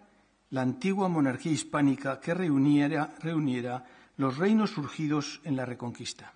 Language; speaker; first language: Spanish; native; Spanish